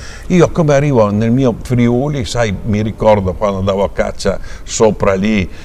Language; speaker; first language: Italian; native; Italian